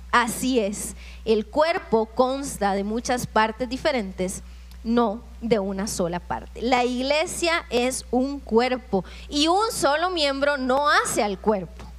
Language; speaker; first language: Spanish; native; Spanish